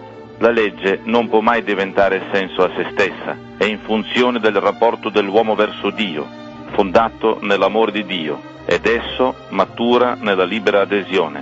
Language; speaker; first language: Italian; native; Italian